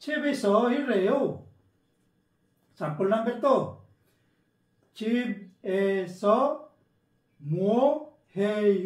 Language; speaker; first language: Korean; non-native, learner; Filipino